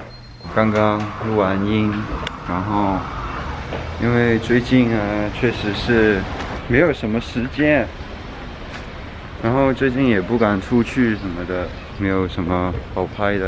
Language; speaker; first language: Chinese; non-native, local second language; Cantonese